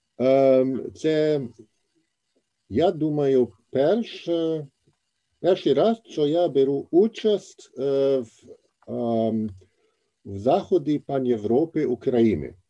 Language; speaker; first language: Ukrainian; non-native, fluent; German